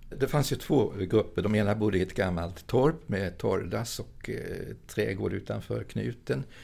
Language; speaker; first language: Swedish; early bilingual, other home language; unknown